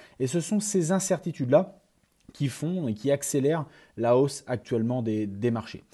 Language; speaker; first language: French; native; French